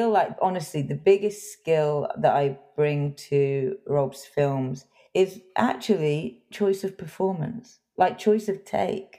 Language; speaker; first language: English; native; English